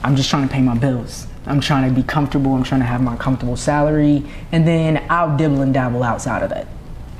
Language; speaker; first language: English; native; English